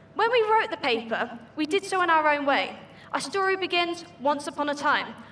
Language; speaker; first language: English; native; English